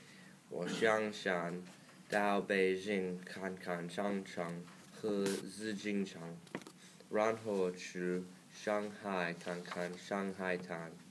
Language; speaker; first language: Chinese; non-native, learner; English